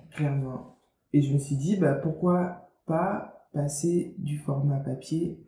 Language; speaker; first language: French; native; French